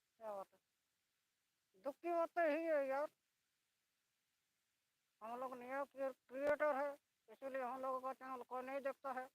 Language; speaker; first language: Hindi; non-native, local second language; Bangla